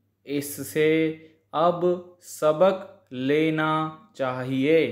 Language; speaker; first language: Hindi; native; Hindi